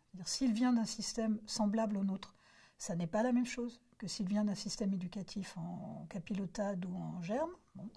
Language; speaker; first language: French; native; French